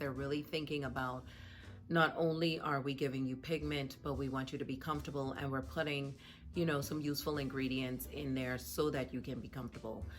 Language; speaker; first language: English; native; English